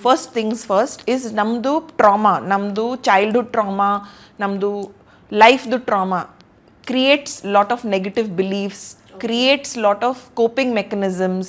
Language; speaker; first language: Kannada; non-native, local second language; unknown